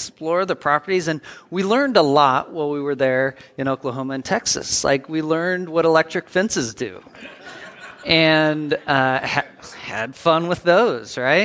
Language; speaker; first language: English; native; English